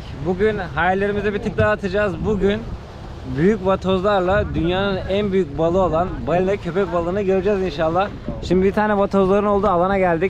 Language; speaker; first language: Turkish; native; Turkish